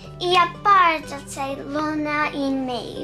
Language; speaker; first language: Polish; early bilingual, heritage; Polish